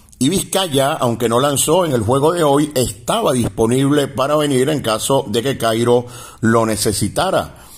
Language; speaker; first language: Spanish; native; Spanish